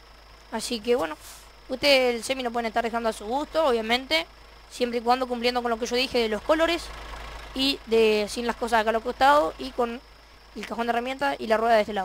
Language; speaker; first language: Spanish; native; Spanish